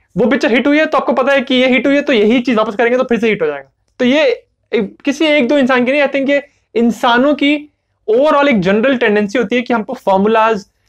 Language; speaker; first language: Hindi; native; Hindi